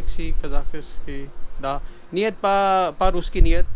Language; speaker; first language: Russian; non-native, learner; Urdu